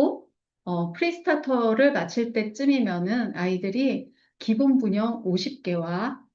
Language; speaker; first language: Korean; native; Korean